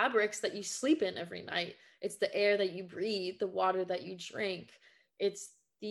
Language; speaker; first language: English; non-native, fluent; French